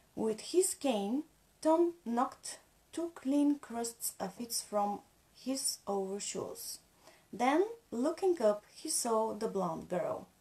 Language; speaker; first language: English; non-native, fluent; Bulgarian